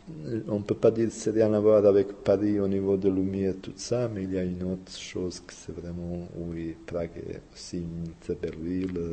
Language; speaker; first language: French; non-native, fluent; Bosnian